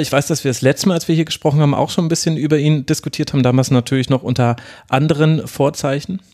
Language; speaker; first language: German; native; German